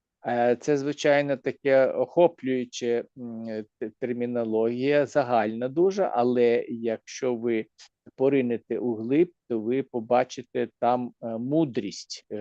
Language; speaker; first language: Ukrainian; native; Ukrainian